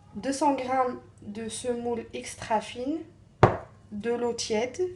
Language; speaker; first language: French; non-native, local second language; Arabic